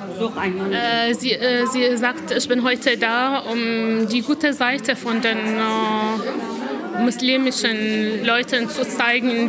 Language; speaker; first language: German; non-native, learner; Arabic